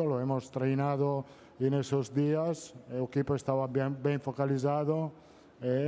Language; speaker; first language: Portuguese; non-native, learner; Italian